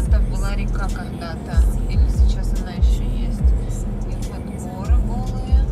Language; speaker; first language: Russian; native; Russian